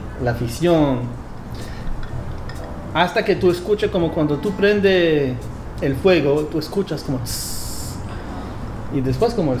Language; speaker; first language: Spanish; non-native, fluent; Hebrew